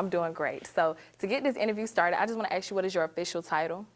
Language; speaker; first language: English; native; English